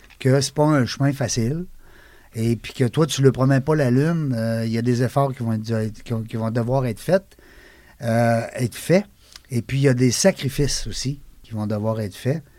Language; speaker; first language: French; native; French